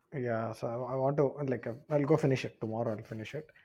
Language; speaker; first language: English; non-native, local second language; Tamil